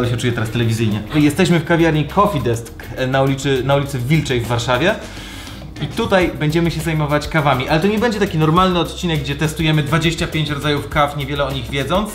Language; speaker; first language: Polish; native; Polish